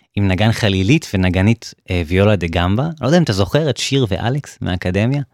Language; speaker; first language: Hebrew; native; Hebrew